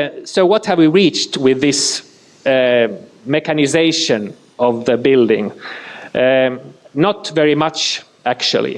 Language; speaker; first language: English; non-native, fluent; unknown